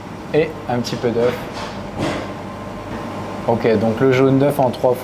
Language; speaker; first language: French; native; French